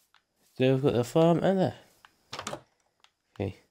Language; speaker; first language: English; native; English